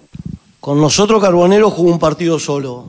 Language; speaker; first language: Spanish; native; Spanish